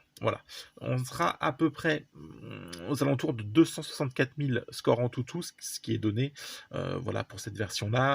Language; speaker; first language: French; native; French